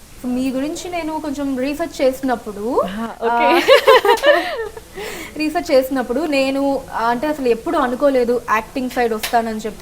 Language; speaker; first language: Telugu; native; Telugu